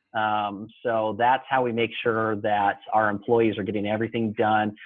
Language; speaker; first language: English; native; English